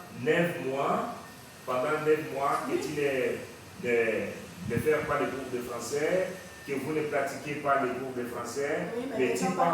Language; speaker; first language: French; non-native, learner; Portuguese